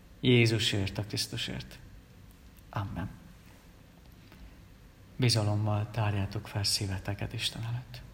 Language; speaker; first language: Hungarian; native; Hungarian